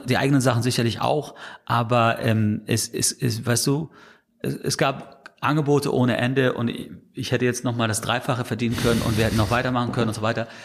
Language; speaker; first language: German; non-native, fluent; English